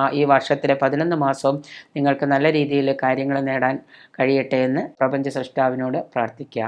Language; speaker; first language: Malayalam; native; Malayalam